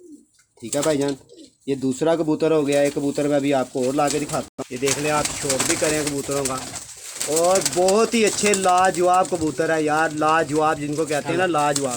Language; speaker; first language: Hindi; non-native, local second language; Punjabi